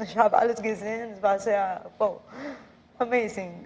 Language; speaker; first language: German; non-native, learner; Spanish